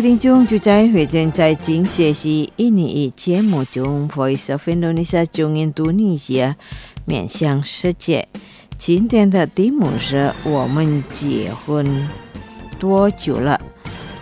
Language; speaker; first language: Chinese; non-native, fluent; Indonesian